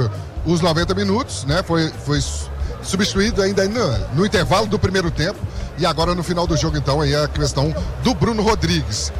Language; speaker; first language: Portuguese; native; Portuguese